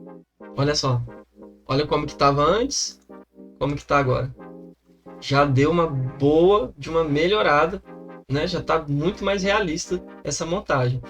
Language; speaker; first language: Portuguese; native; Portuguese